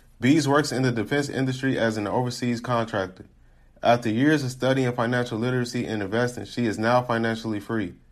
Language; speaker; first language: English; native; English